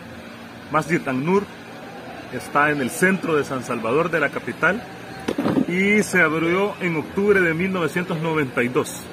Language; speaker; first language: Spanish; native; Spanish